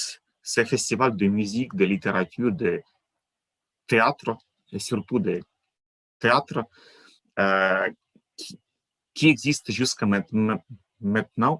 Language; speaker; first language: French; non-native, fluent; Ukrainian